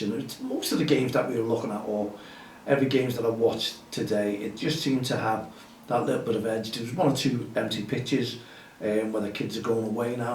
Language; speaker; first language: English; native; English